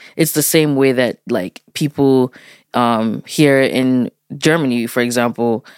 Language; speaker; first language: English; early bilingual, other home language; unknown